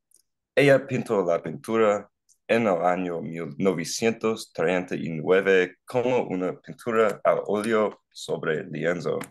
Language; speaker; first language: Spanish; non-native, learner; English